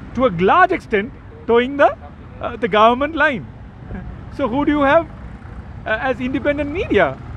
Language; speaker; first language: English; non-native, local second language; Sinhala